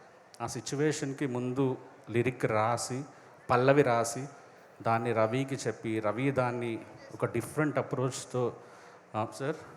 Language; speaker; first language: Telugu; native; Telugu